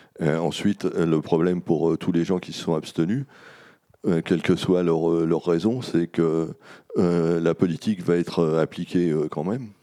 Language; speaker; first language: French; native; French